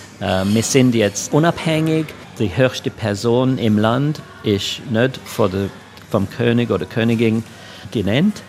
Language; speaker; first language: German; non-native, local second language; English